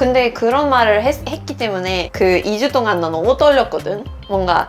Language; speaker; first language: Korean; non-native, fluent; Swedish